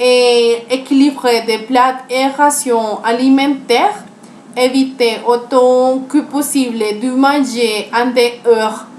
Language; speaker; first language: French; non-native, learner; Spanish